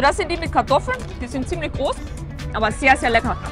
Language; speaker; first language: German; native; German